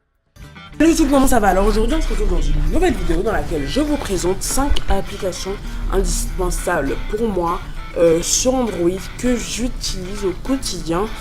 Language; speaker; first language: French; native; French